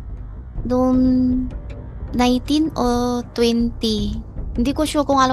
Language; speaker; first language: Filipino; non-native, learner; Chinese